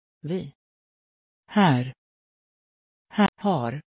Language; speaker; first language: Swedish; non-native, learner; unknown